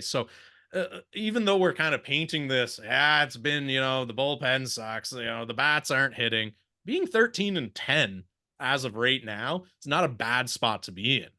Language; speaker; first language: English; native; English